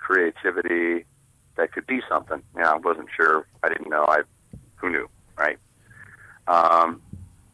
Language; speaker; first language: English; native; English